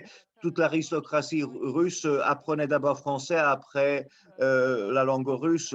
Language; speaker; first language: French; non-native, local second language; Serbian